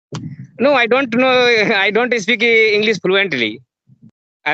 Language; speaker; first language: English; non-native, learner; Hindi